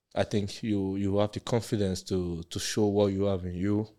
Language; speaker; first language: English; non-native, local second language; Yoruba